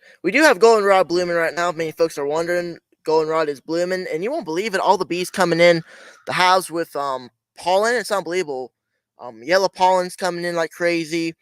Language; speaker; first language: English; native; English